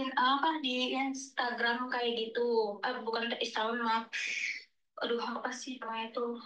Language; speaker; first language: Indonesian; native; Indonesian